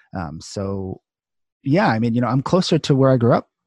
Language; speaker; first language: English; native; English